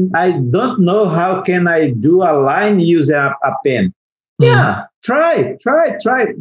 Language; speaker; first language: English; non-native, learner; Portuguese